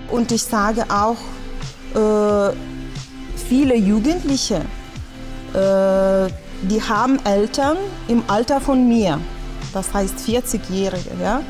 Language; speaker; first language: German; non-native, fluent; Lithuanian